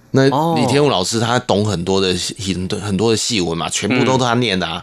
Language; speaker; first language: Chinese; non-native, local second language; Hakka Chinese